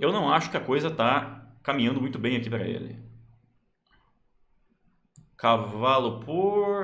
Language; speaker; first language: Portuguese; native; Portuguese